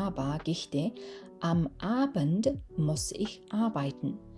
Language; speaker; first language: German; non-native, fluent; Mongolian